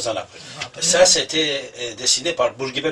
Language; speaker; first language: French; non-native, fluent; Persian